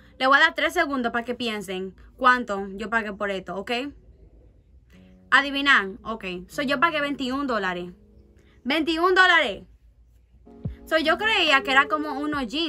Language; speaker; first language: Spanish; early bilingual, heritage; Spanish